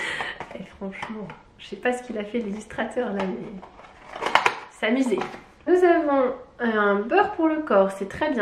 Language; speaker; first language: French; native; French